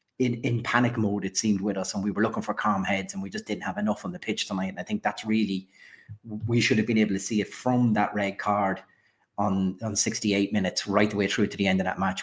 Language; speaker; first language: English; native; English